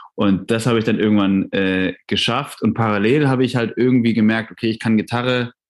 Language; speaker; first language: German; native; German